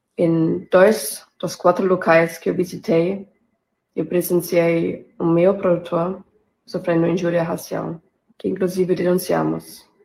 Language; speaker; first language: Portuguese; non-native, fluent; German